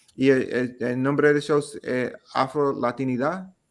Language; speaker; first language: Spanish; early bilingual, other home language; English